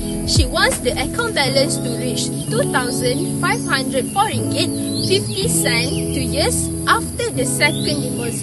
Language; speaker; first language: English; non-native, local second language; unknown